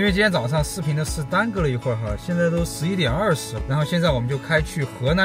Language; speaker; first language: Chinese; native; Chinese